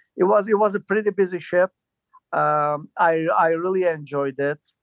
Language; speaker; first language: English; non-native, fluent; Turkish